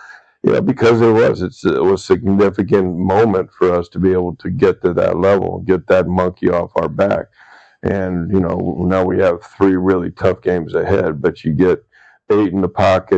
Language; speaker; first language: English; native; English